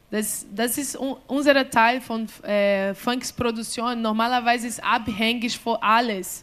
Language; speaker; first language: German; non-native, learner; Portuguese